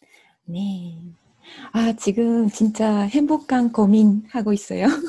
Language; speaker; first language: Korean; non-native, fluent; Japanese